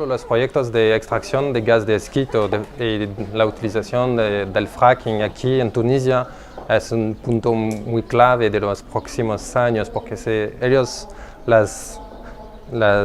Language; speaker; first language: Spanish; non-native, fluent; French